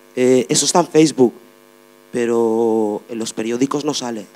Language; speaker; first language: Spanish; non-native, fluent; Arabic